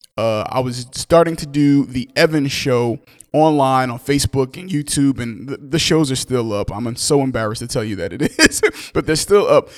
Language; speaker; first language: English; native; English